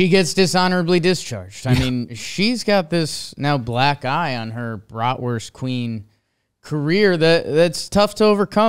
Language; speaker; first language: English; native; English